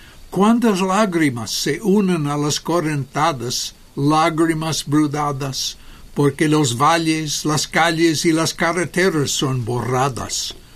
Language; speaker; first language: Spanish; non-native, fluent; English